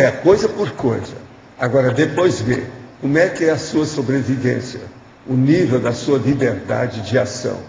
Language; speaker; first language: Portuguese; native; Portuguese